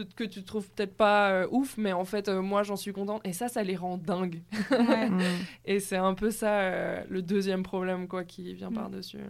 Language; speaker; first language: French; native; French